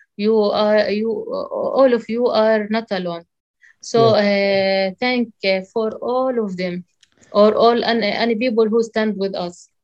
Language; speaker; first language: English; non-native, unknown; Arabic